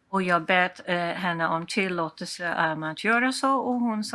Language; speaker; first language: Swedish; non-native, fluent; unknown